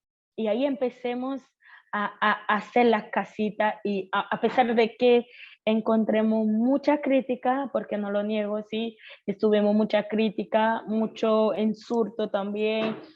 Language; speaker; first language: Spanish; non-native, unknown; Haitian Creole